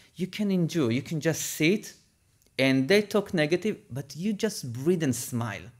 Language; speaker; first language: English; non-native, fluent; Hebrew